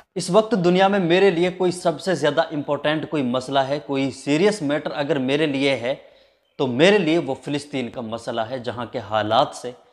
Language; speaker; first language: Hindi; native; Hindi